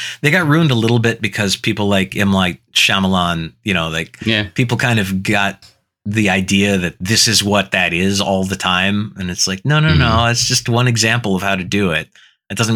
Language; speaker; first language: English; native; English